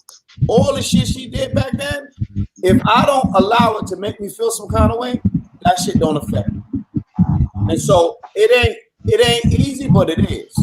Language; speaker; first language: English; native; English